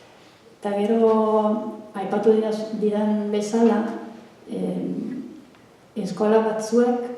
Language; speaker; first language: Basque; non-native, fluent; Italian